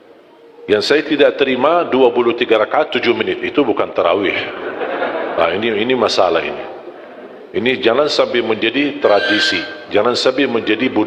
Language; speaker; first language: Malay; non-native, fluent; Arabic